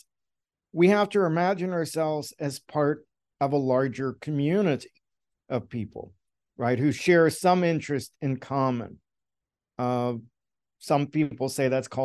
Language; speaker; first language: English; native; English